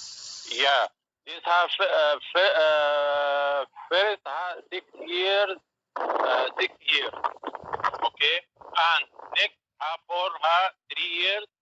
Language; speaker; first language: English; non-native, learner; Arabic